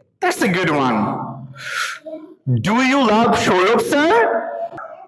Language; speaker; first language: English; non-native, local second language; Bangla